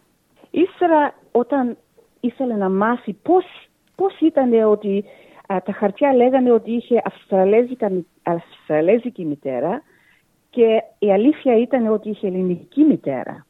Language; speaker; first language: Greek; early bilingual, heritage; Greek